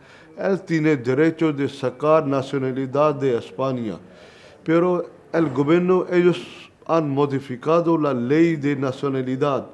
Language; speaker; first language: Spanish; non-native, learner; Punjabi